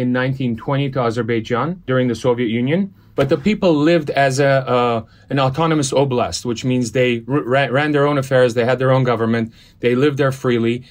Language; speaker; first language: English; early bilingual, other home language; Armenian